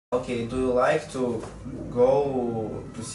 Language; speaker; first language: English; non-native, learner; Russian